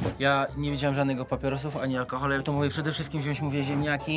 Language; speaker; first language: Polish; native; Polish